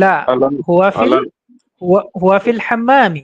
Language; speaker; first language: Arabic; non-native, fluent; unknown